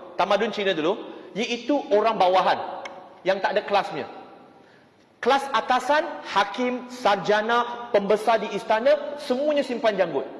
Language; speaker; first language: Malay; non-native, local second language; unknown